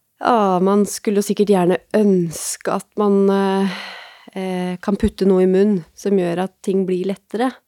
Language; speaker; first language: Norwegian; native; Norwegian